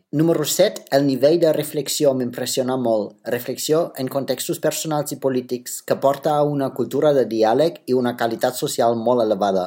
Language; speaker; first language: Catalan; non-native, fluent; German